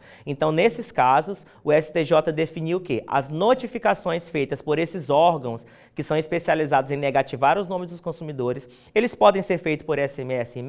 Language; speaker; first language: Portuguese; native; Portuguese